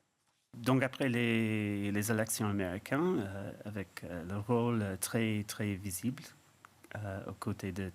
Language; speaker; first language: French; non-native, fluent; English